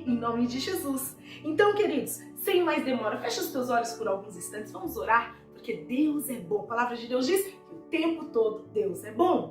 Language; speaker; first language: Portuguese; native; Portuguese